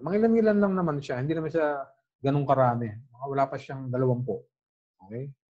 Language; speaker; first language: Filipino; native; Filipino